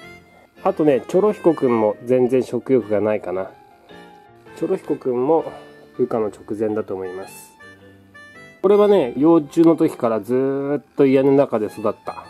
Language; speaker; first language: Japanese; native; Japanese